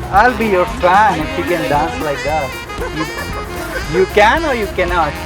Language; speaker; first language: English; non-native, local second language; Hindi